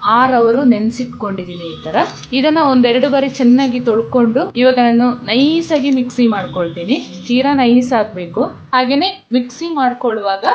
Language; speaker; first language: Kannada; non-native, local second language; Kodava